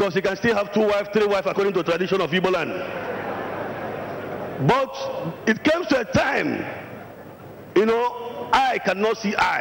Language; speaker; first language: English; non-native, local second language; Igbo